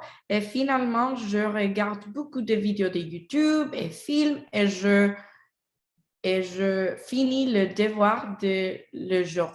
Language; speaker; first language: French; non-native, learner; Spanish